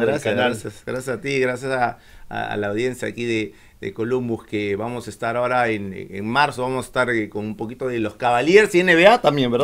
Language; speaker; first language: Spanish; native; Spanish